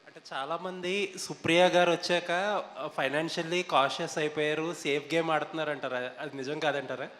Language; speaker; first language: Telugu; native; Telugu